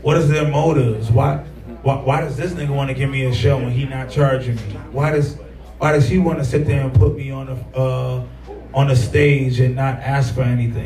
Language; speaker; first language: English; native; English